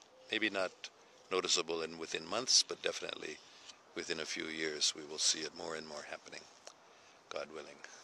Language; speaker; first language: English; native; English